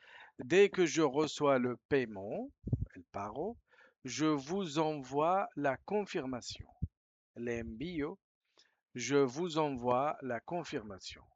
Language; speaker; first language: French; non-native, fluent; Spanish